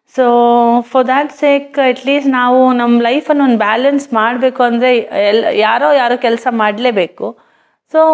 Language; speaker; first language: Kannada; early bilingual, other home language; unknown